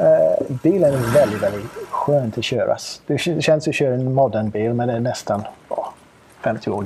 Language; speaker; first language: Swedish; non-native, fluent; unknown